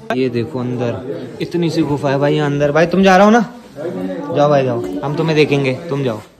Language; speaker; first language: Hindi; native; Hindi